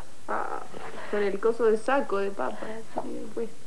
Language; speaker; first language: Spanish; native; Spanish